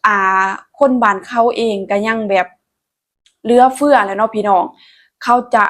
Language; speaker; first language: Thai; non-native, local second language; Northeastern Thai